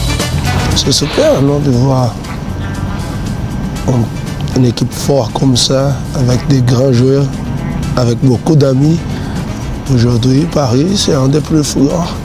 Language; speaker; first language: French; non-native, fluent; Portuguese